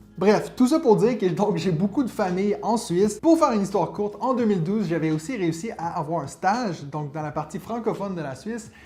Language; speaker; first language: French; native; French